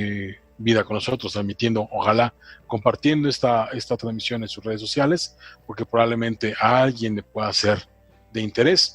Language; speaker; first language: Spanish; native; Spanish